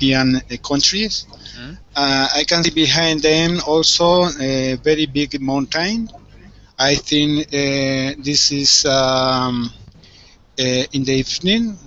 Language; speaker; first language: English; non-native, learner; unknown